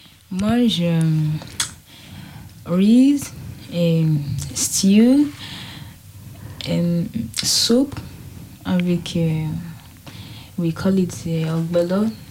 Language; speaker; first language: French; non-native, learner; Bini